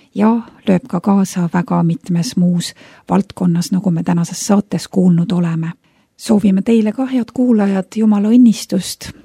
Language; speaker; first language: Estonian; native; Estonian